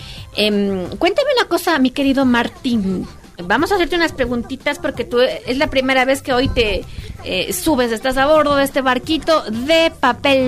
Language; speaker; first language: Spanish; native; Spanish